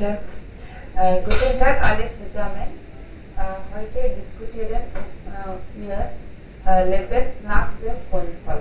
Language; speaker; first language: German; non-native, learner; Hindi